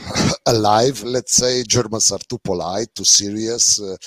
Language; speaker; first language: English; non-native, fluent; Slovenian